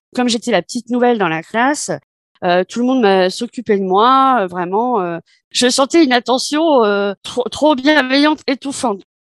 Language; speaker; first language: French; native; French